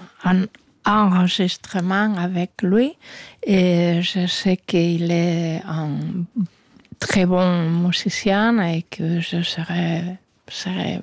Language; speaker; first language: French; non-native, fluent; Spanish